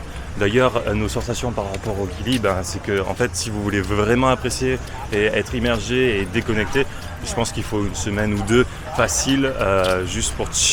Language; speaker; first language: French; native; French